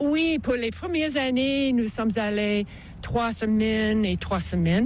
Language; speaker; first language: French; non-native, fluent; English